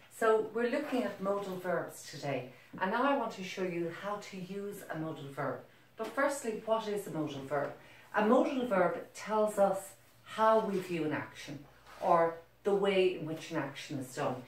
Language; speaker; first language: English; native; English